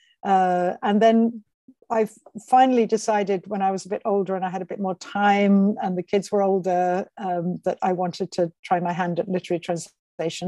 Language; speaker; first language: English; native; English